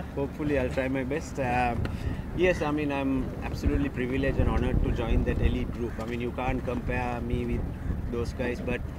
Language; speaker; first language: English; non-native, local second language; Sinhala